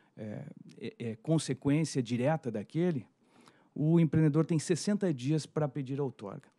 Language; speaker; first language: Portuguese; native; Portuguese